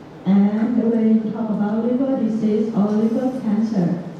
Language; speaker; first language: English; non-native, fluent; Thai